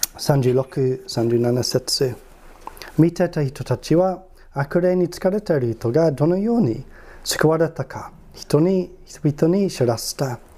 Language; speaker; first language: Japanese; non-native, fluent; English